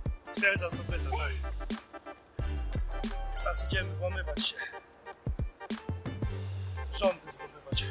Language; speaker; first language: Polish; native; Polish